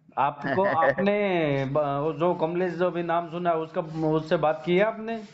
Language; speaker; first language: Hindi; non-native, local second language; Gujarati